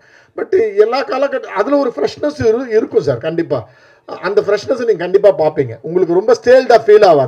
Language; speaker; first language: Tamil; native; Tamil